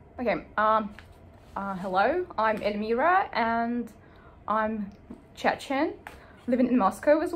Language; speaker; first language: English; non-native, fluent; Chechen